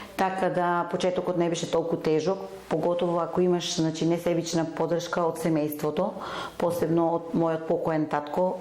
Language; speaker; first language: Macedonian; native; Macedonian